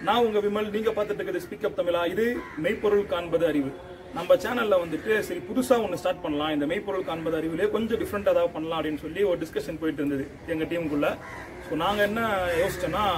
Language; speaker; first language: Tamil; native; Tamil